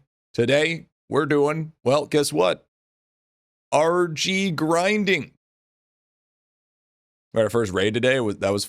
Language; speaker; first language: English; native; English